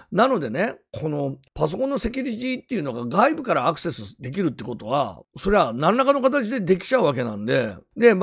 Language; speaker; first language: Japanese; native; Japanese